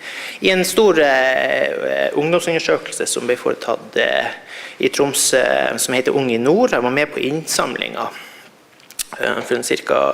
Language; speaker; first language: Norwegian; native; Norwegian